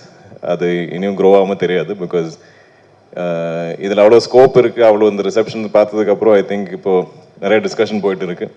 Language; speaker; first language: Tamil; non-native, local second language; Malayalam